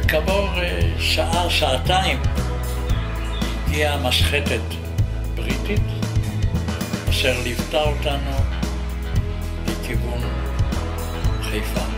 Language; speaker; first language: Hebrew; non-native, fluent; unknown